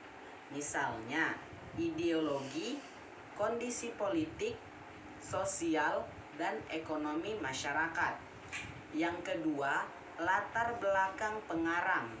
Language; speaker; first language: Indonesian; native; Indonesian